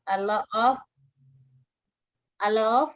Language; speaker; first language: English; non-native, learner; Spanish